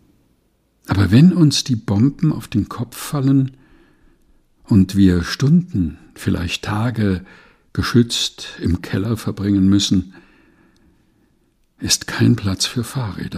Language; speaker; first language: German; non-native, fluent; Portuguese